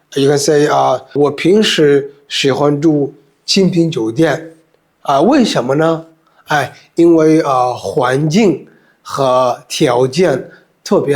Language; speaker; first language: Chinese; non-native, fluent; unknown